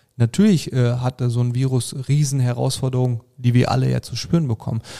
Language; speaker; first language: German; early bilingual, other home language; Turkish